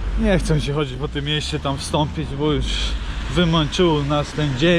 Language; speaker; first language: Polish; non-native, fluent; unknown